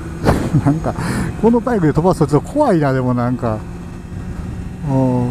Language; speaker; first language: Japanese; native; Japanese